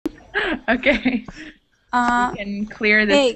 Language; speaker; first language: English; native; English